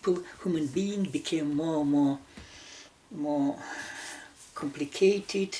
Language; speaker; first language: English; non-native, learner; Russian